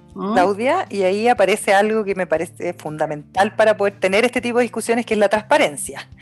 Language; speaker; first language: Spanish; native; Spanish